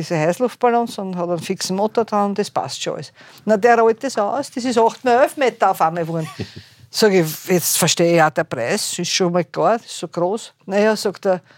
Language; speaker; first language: German; native; German